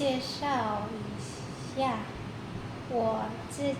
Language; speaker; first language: Chinese; non-native, learner; Indonesian